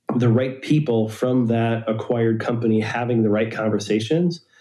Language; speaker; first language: English; native; English